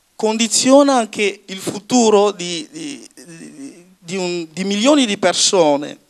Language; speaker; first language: Italian; non-native, fluent; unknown